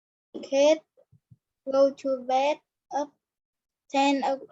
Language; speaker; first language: English; non-native, learner; Vietnamese